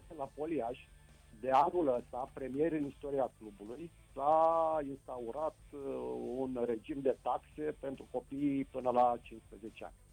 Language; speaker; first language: Romanian; native; Romanian